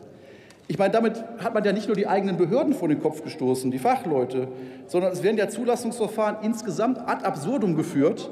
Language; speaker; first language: German; native; German